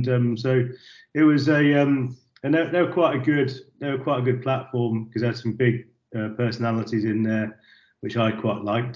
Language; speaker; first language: English; native; English